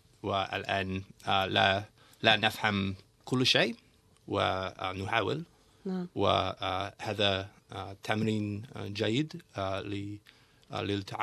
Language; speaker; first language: Arabic; non-native, learner; English